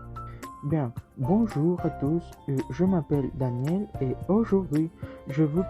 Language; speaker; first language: French; non-native, learner; Spanish